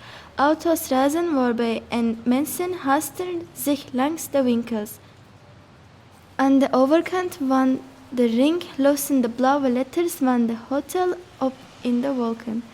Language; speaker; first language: Dutch; non-native, learner; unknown